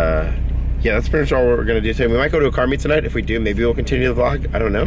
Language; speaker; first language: English; native; English